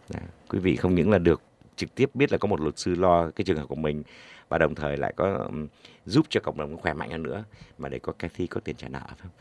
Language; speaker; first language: Vietnamese; native; Vietnamese